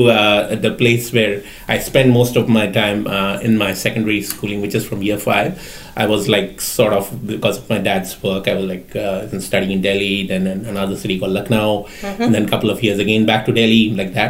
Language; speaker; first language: English; non-native, local second language; Bangla